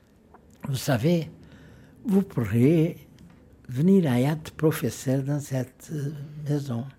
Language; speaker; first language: French; non-native, fluent; Portuguese